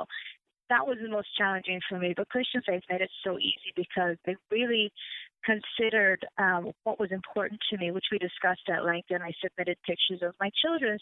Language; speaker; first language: English; native; English